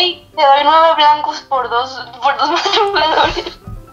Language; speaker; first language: Spanish; native; Spanish